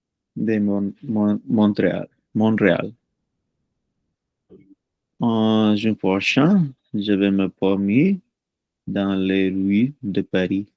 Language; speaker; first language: French; non-native, learner; Punjabi